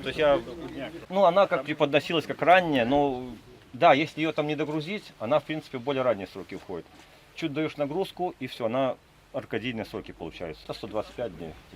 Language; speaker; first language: Russian; native; Russian